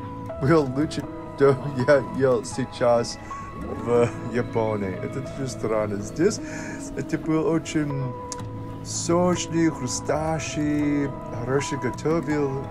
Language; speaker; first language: Russian; non-native, learner; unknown